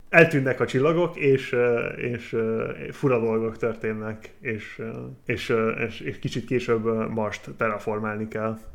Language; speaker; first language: Hungarian; non-native, fluent; English